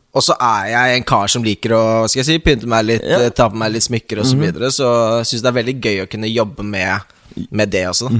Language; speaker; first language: Norwegian; early bilingual, other home language; Romanian